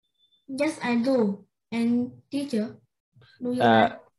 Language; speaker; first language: English; non-native, learner; Vietnamese